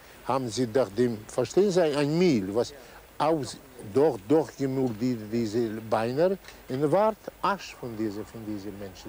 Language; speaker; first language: German; non-native, learner; Yiddish